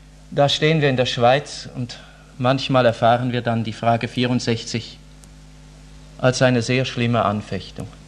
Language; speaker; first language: German; native; German